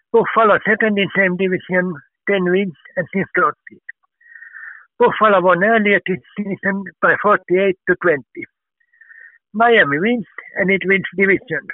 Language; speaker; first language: English; non-native, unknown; Finnish